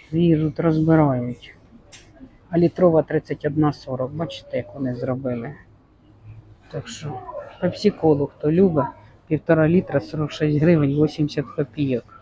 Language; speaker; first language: Ukrainian; native; Ukrainian